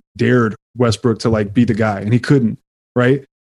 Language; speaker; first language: English; native; English